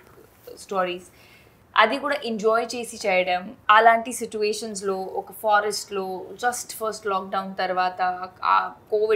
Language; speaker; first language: Telugu; non-native, fluent; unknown